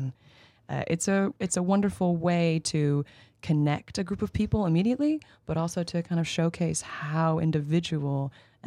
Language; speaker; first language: English; native; English